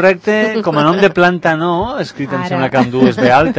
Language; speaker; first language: Catalan; native; Catalan